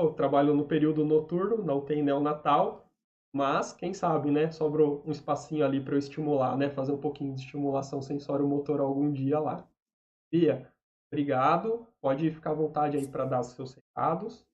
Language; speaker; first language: Portuguese; native; Portuguese